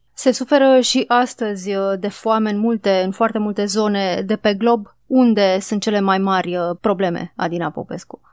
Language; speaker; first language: Romanian; native; Romanian